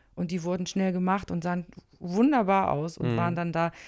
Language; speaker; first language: German; native; German